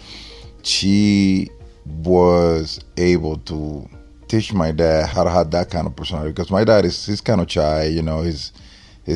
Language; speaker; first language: English; non-native, fluent; Spanish